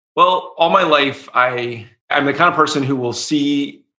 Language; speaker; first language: English; native; English